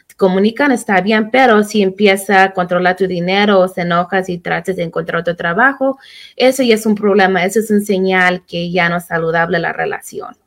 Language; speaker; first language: Spanish; early bilingual, heritage; Spanish